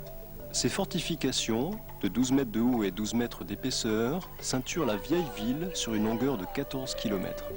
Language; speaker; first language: French; native; French